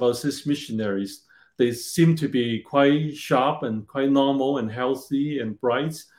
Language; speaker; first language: English; non-native, local second language; Cantonese